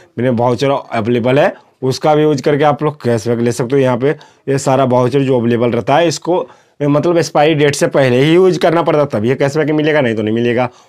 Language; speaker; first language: Hindi; native; Hindi